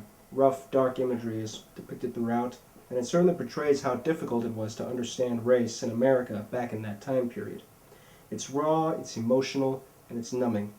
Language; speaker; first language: English; native; English